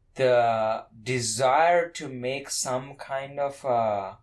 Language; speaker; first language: English; non-native, local second language; Bangla